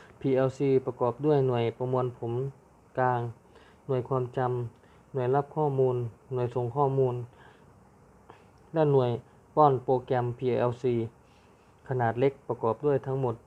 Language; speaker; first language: Thai; native; Thai